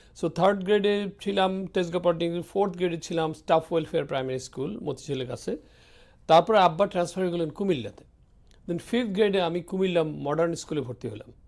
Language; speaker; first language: Bangla; early bilingual, other home language; Urdu